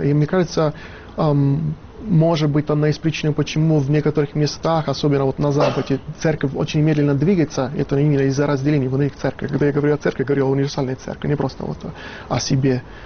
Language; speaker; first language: Russian; non-native, fluent; Italian